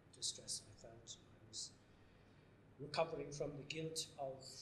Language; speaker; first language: English; native; English